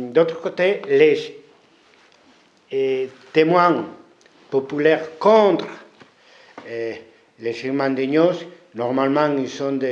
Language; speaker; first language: French; non-native, fluent; Spanish